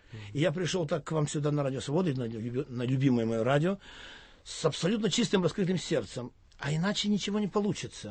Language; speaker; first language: Russian; native; Russian